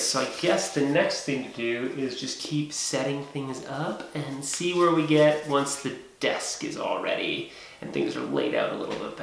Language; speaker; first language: English; native; English